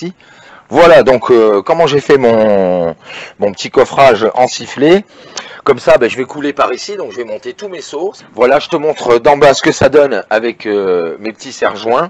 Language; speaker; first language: French; native; French